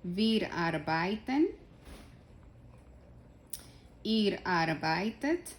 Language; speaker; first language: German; non-native, fluent; Spanish